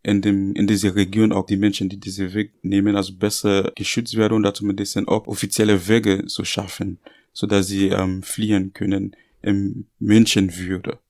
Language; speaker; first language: German; non-native, learner; Haitian Creole